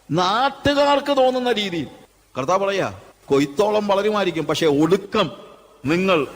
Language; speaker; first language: Malayalam; native; Malayalam